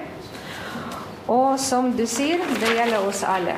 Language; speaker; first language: Norwegian; non-native, fluent; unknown